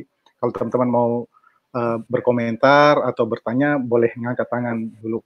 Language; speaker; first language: Indonesian; native; Indonesian